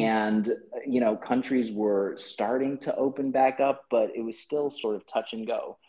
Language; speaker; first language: English; early bilingual, other home language; Filipino